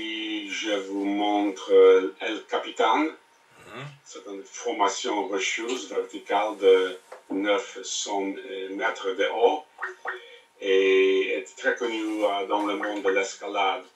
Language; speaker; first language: French; non-native, learner; English